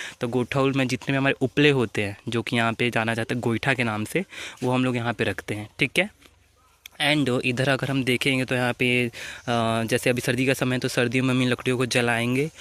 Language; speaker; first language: Hindi; native; Hindi